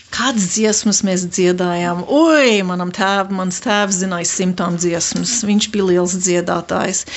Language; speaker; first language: Latvian; early bilingual, heritage; Latvian